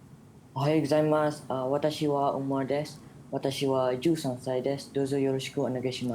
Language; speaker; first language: Japanese; non-native, learner; Malay